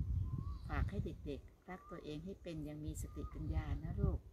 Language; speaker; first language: Thai; native; Thai